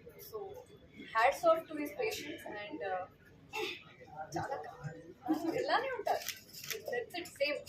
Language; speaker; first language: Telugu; non-native, local second language; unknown